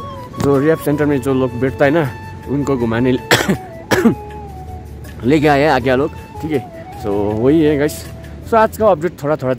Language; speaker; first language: Hindi; non-native, local second language; Nepali